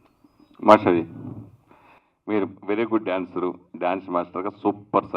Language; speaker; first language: Telugu; native; Telugu